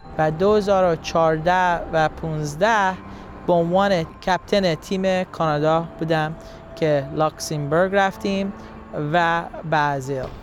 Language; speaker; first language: Persian; native; Persian